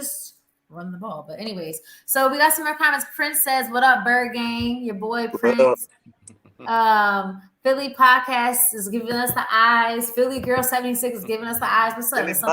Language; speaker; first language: English; native; English